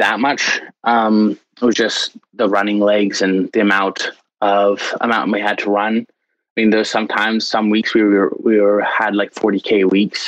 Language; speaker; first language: English; native; English